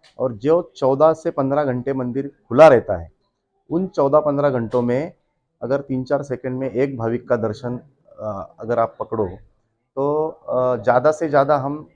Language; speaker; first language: Hindi; non-native, local second language; Marathi